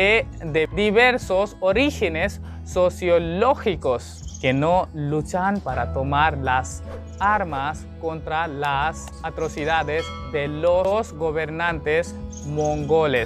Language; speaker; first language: Spanish; non-native, learner; Hindi